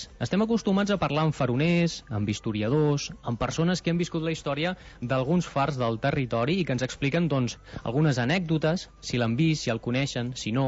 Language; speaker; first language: Catalan; native; Catalan